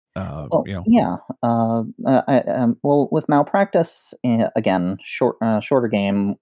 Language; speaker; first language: English; native; English